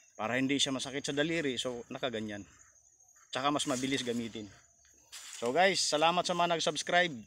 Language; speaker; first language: Filipino; non-native, local second language; Cebuano